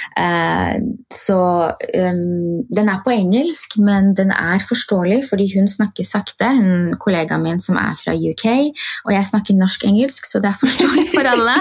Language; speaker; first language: Norwegian; early bilingual, other home language; Arabic